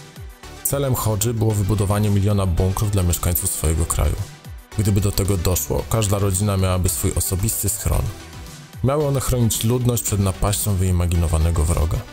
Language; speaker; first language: Polish; native; Polish